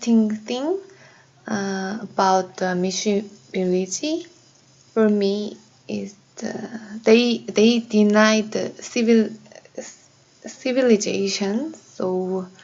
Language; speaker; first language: English; non-native, learner; Korean